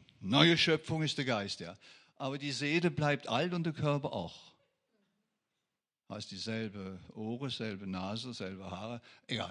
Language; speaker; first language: German; non-native, fluent; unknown